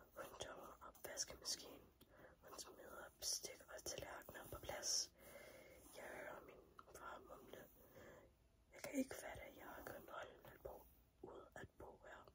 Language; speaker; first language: Danish; non-native, learner; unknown